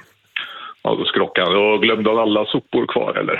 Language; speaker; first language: Swedish; native; Swedish